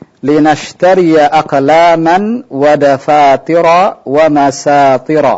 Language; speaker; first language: Arabic; non-native, fluent; Indonesian